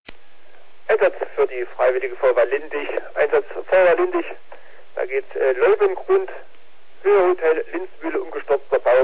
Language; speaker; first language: German; native; German